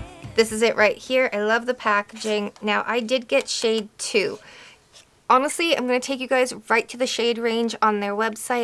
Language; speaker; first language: English; native; English